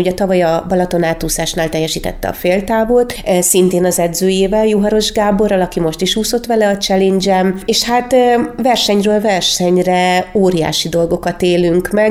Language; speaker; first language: Hungarian; native; Hungarian